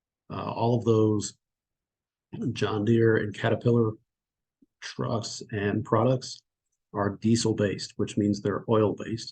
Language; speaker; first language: English; native; English